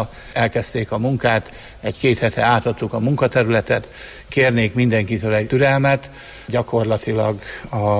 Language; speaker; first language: Hungarian; native; Hungarian